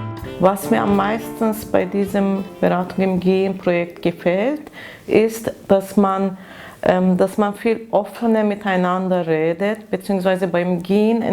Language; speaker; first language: German; non-native, fluent; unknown